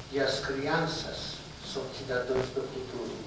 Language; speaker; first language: Portuguese; non-native, fluent; Yiddish